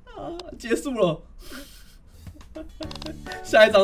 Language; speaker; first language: Chinese; native; Chinese